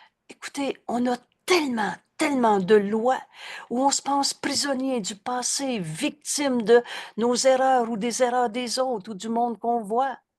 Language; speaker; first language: French; native; French